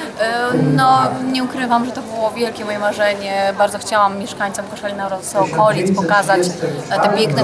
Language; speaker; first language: Polish; native; Polish